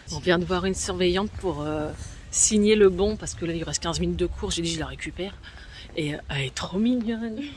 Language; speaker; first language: French; native; French